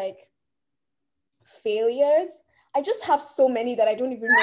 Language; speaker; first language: English; native; English